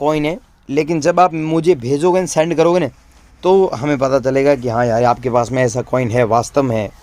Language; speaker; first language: Hindi; native; Hindi